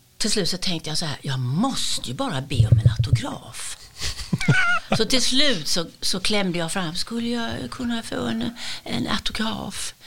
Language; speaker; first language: Swedish; native; Swedish